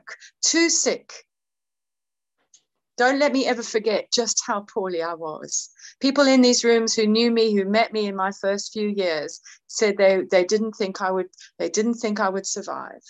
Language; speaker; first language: English; native; English